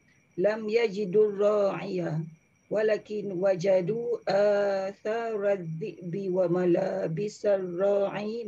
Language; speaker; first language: Arabic; non-native, learner; Indonesian